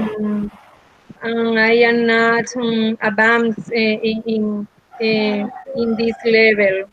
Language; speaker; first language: English; non-native, learner; Spanish